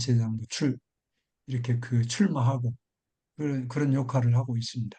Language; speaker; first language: Korean; native; Korean